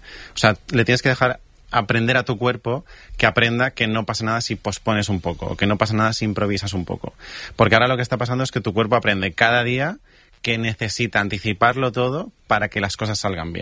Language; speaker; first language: Spanish; native; Spanish